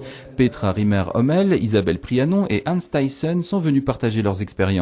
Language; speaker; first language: French; native; French